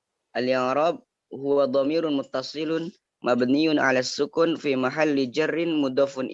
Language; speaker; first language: Arabic; non-native, learner; Indonesian